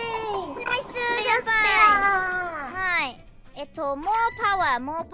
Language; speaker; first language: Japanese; non-native, learner; Indonesian